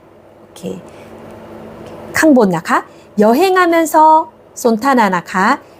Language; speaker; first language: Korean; non-native, fluent; Thai